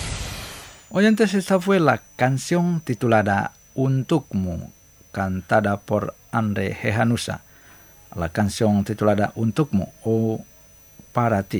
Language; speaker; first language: Spanish; non-native, fluent; Indonesian